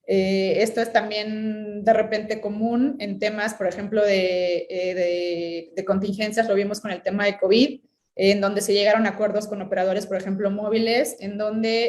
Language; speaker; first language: Spanish; native; Spanish